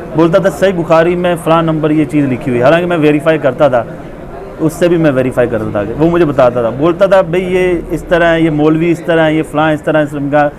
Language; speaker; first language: Urdu; non-native, local second language; Punjabi